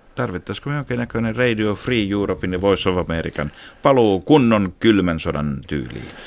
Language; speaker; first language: Finnish; native; Finnish